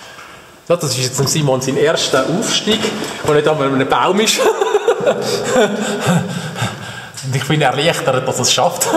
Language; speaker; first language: German; native; German